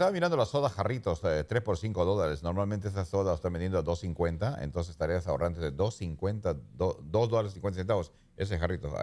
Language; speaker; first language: Spanish; native; Spanish